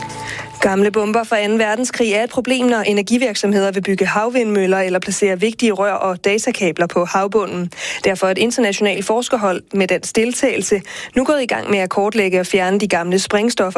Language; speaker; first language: Danish; native; Danish